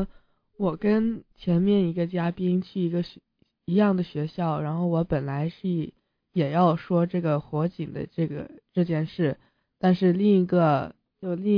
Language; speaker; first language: Chinese; early bilingual, heritage; English